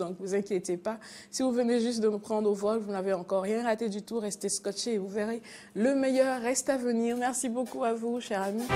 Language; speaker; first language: French; non-native, local second language; Fon